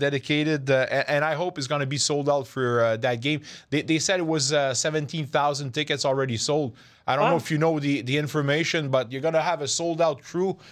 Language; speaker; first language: English; non-native, fluent; French